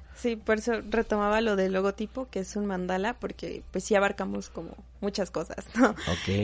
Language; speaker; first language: Spanish; native; Spanish